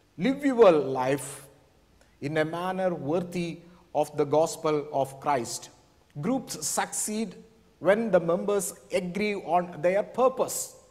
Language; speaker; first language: English; non-native, local second language; Malayalam